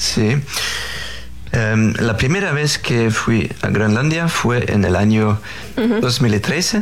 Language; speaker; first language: Spanish; non-native, fluent; Faroese